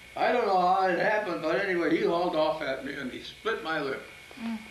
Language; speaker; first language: English; early bilingual, other home language; Italian